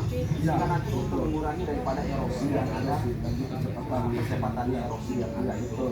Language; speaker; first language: Indonesian; non-native, local second language; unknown